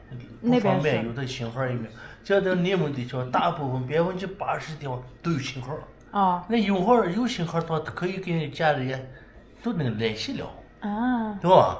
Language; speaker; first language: Chinese; native; Chinese